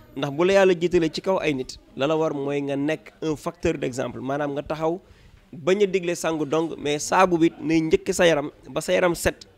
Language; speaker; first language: Wolof; native; Wolof